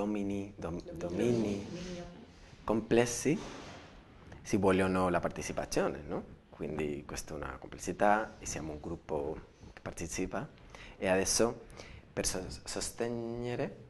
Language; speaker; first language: Italian; non-native, learner; Spanish